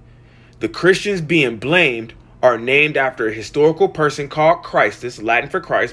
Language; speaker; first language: English; native; English